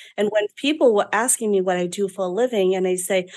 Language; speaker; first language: English; non-native, fluent; Vietnamese